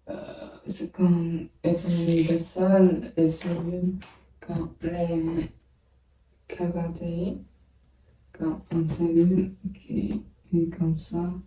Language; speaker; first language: French; non-native, learner; Chinese